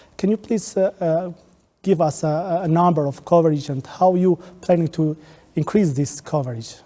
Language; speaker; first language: English; non-native, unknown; Albanian